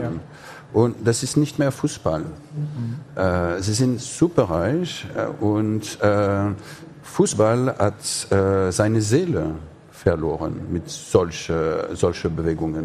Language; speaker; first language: German; non-native, fluent; French